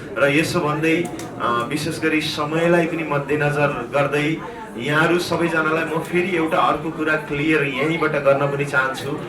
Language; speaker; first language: Nepali; native; Nepali